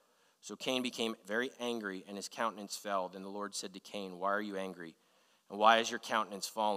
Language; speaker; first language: English; native; English